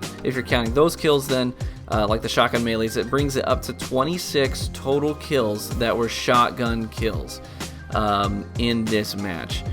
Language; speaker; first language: English; native; English